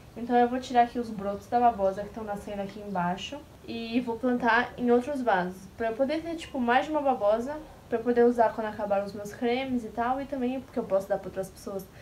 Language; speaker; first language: Portuguese; native; Portuguese